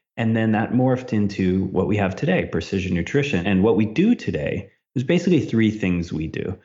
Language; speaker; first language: English; early bilingual, other home language; Italian